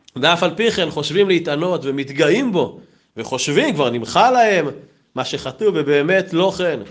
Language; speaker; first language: Hebrew; native; Hebrew